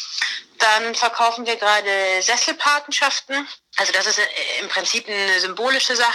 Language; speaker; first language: German; native; German